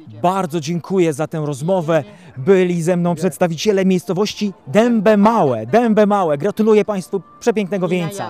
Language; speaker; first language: Polish; native; Polish